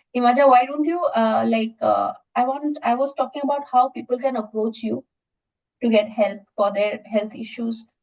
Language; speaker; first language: English; non-native, local second language; Assamese